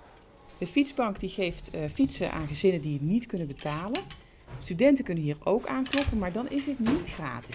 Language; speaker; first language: Dutch; native; Dutch